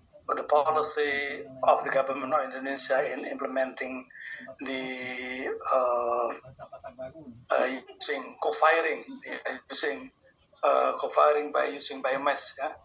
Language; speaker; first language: English; non-native, learner; Indonesian